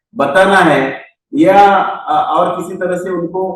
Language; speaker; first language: Hindi; non-native, local second language; Marathi